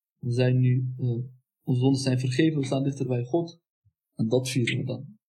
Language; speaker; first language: Dutch; early bilingual, other home language; Turkish